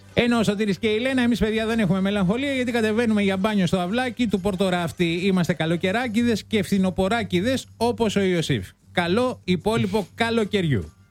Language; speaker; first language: Greek; native; Greek